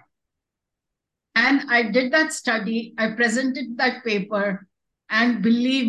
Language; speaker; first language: English; non-native, local second language; Hindi